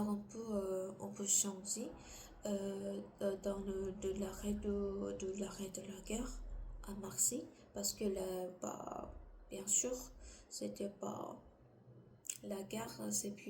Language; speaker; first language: French; non-native, learner; Korean